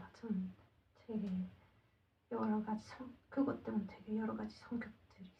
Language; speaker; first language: Korean; non-native, learner; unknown